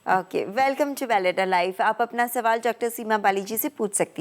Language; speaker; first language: Hindi; native; Hindi